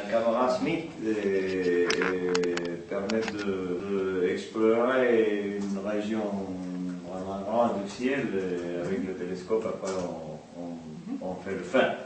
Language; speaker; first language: French; non-native, fluent; Spanish